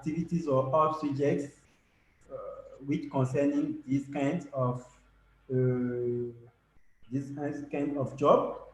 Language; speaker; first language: English; non-native, learner; French